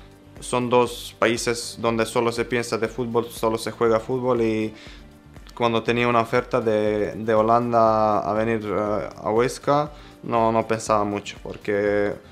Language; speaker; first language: Spanish; non-native, fluent; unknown